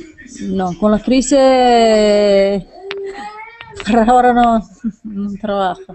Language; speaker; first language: Spanish; non-native, learner; Portuguese